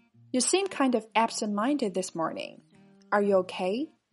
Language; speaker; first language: English; non-native, fluent; Chinese